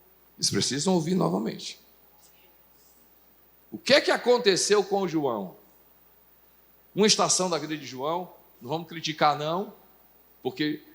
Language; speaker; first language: Portuguese; native; Portuguese